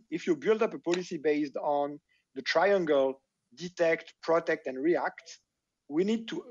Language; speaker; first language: English; non-native, fluent; French